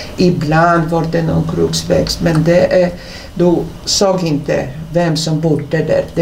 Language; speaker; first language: Swedish; non-native, fluent; Polish